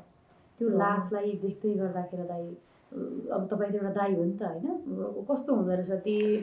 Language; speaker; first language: Nepali; native; Nepali